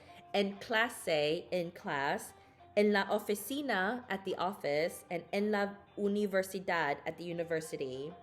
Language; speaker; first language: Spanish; non-native, learner; English